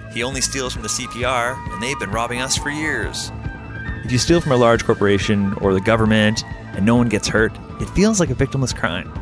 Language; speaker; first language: English; native; English